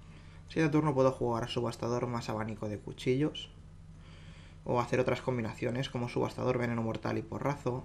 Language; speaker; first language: Spanish; native; Spanish